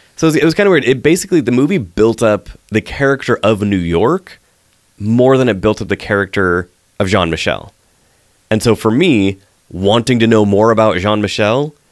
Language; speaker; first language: English; native; English